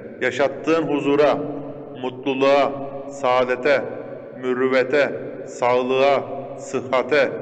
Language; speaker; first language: Turkish; native; Turkish